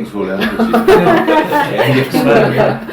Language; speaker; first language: Korean; native; Korean